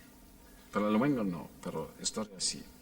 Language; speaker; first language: Spanish; non-native, fluent; English